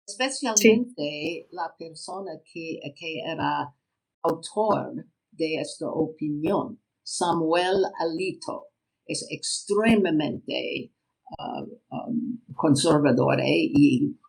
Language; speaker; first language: Spanish; non-native, learner; English